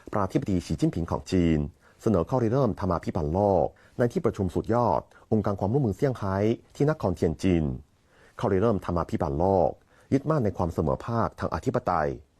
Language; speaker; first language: Thai; non-native, fluent; Chinese